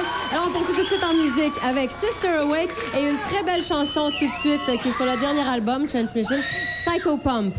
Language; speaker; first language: French; native; French